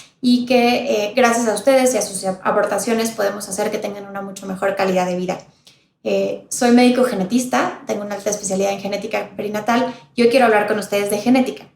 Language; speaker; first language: Spanish; native; Spanish